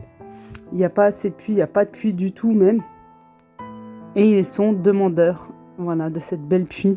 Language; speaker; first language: French; native; French